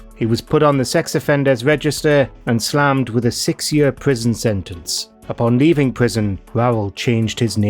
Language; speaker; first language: English; native; English